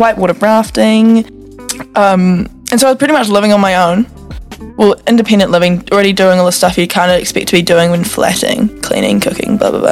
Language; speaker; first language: English; native; English